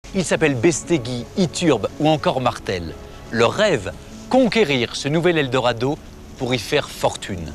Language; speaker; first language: French; native; French